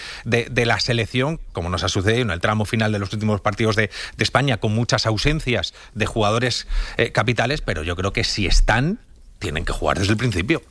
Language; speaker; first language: Spanish; native; Spanish